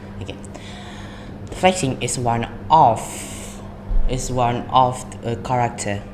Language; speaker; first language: English; non-native, learner; Indonesian